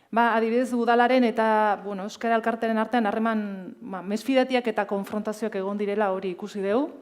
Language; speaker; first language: Basque; native; Basque